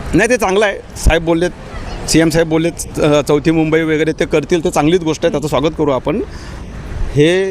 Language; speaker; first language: Marathi; native; Marathi